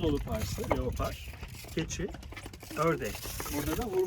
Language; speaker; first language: Turkish; native; Turkish